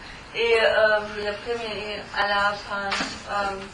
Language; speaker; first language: French; non-native, learner; German